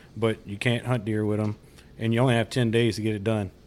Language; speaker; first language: English; native; English